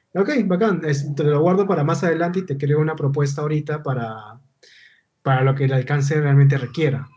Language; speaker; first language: Spanish; native; Spanish